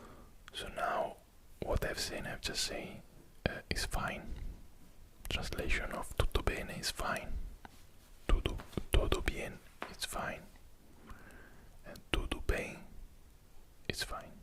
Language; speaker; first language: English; non-native, fluent; Italian